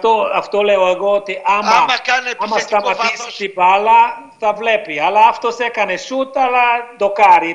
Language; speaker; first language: Greek; non-native, learner; Hungarian